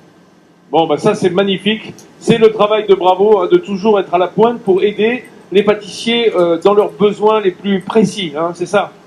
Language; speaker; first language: French; native; French